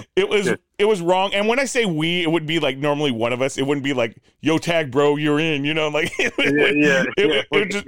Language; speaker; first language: English; native; English